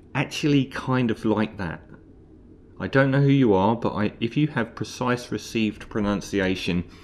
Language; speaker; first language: English; native; English